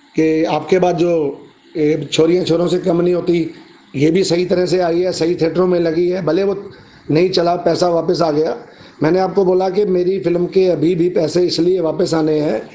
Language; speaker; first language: Hindi; native; Hindi